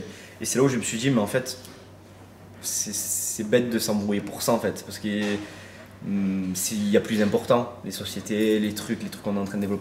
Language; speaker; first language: French; native; French